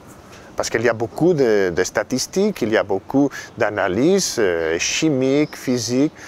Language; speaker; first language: French; non-native, fluent; Catalan